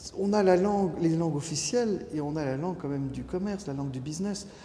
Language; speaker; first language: French; non-native, local second language; Luxembourgish